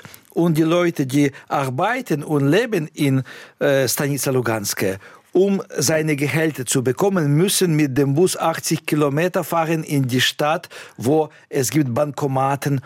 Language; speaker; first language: German; non-native, fluent; Russian